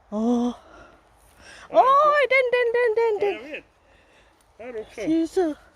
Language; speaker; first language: Swedish; non-native, learner; Thai